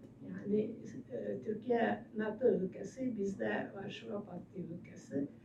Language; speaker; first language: Turkish; non-native, fluent; Hungarian